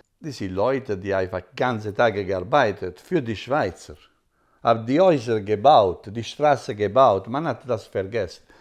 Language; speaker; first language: German; non-native, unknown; Italian